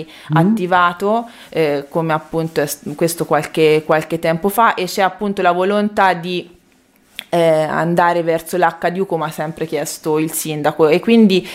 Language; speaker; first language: Italian; native; Italian